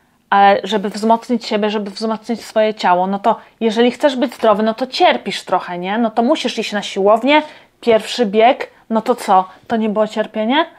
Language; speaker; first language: Polish; non-native, fluent; Latvian